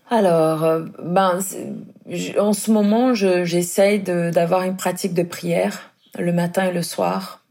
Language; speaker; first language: French; non-native, fluent; Portuguese